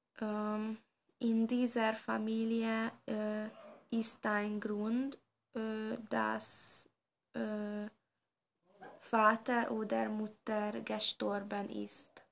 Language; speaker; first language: German; non-native, learner; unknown